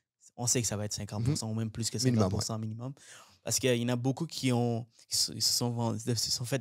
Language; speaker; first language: French; native; French